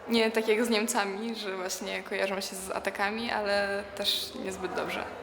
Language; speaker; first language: Polish; native; Polish